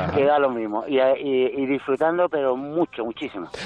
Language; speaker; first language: Spanish; native; Spanish